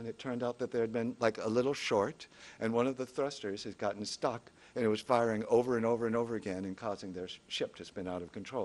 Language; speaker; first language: English; native; English